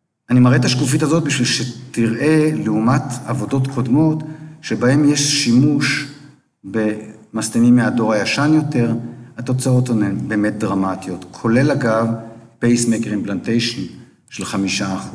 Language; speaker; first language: Hebrew; native; Hebrew